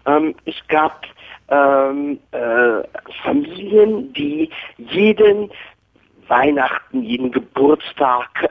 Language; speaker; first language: German; non-native, fluent; English